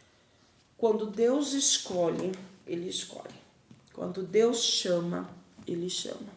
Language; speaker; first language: Portuguese; native; Portuguese